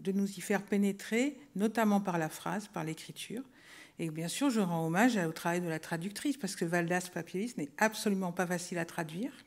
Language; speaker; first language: French; native; French